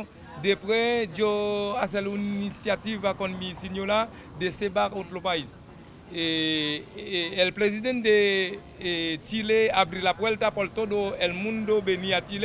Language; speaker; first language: Spanish; non-native, learner; Haitian Creole